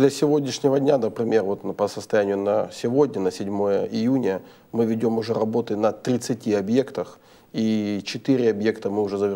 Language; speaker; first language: Russian; native; Russian